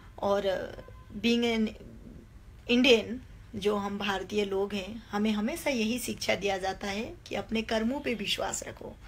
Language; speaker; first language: Hindi; non-native, local second language; Nepali